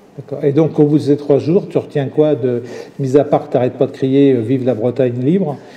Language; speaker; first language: French; native; French